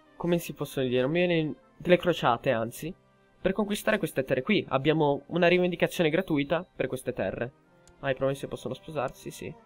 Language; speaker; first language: Italian; early bilingual, heritage; Italian